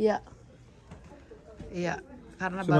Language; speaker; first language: Indonesian; native; Indonesian